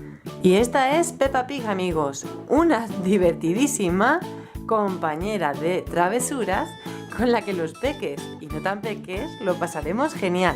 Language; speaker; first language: Spanish; native; Spanish